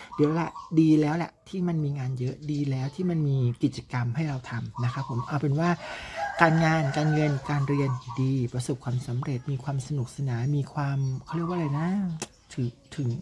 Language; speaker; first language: Thai; native; Thai